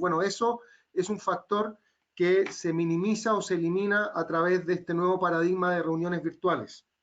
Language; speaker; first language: Spanish; native; Spanish